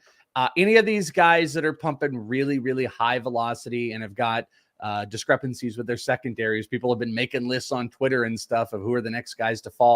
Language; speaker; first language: English; native; English